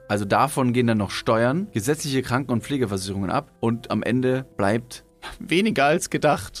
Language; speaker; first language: German; native; German